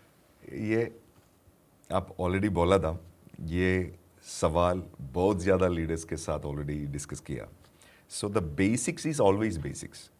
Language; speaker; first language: Hindi; non-native, local second language; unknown